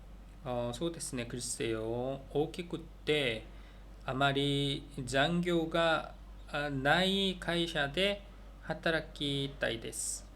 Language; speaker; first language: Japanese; non-native, learner; Korean